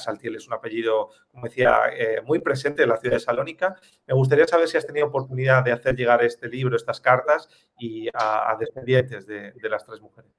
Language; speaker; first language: Spanish; native; Spanish